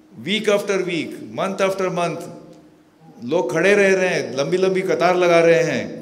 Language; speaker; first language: Hindi; non-native, local second language; Marathi